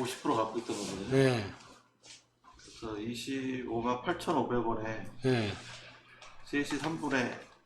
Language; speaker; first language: Korean; native; Korean